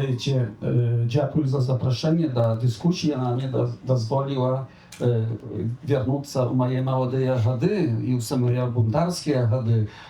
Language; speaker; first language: Polish; non-native, local second language; Belarusian